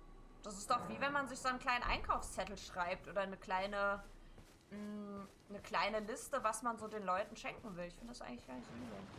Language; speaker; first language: German; native; German